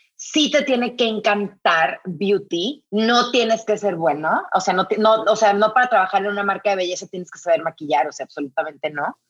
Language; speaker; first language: Spanish; native; Spanish